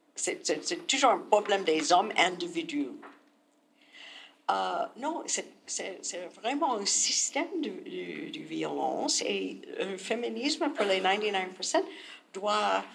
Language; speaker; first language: French; non-native, learner; English